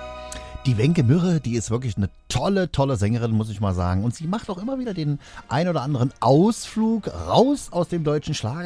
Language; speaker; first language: German; native; German